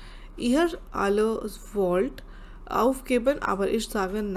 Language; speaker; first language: German; non-native, learner; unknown